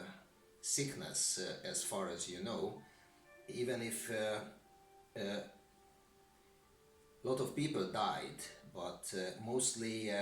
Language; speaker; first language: English; non-native, learner; Hungarian